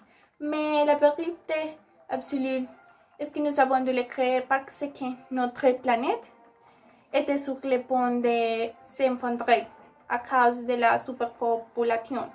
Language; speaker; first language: French; non-native, learner; Spanish